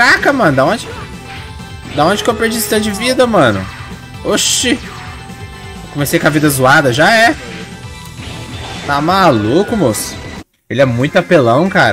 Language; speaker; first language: Portuguese; native; Portuguese